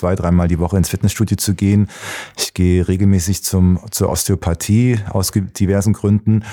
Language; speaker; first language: German; native; German